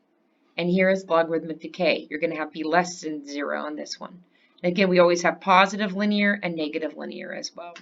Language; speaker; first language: English; native; English